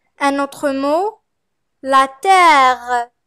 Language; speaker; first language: French; non-native, fluent; Arabic